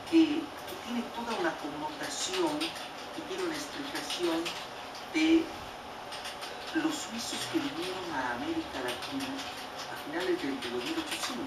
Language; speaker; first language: Spanish; native; Spanish